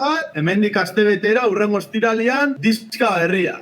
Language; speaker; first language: Basque; native; Basque